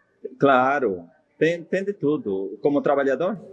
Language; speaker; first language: Portuguese; non-native, fluent; Spanish